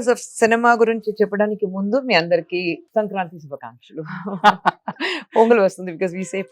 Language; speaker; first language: Telugu; non-native, fluent; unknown